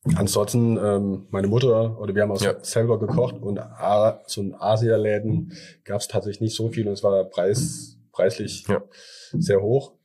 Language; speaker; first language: German; early bilingual, other home language; Thai